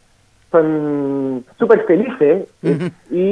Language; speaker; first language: Spanish; non-native, fluent; French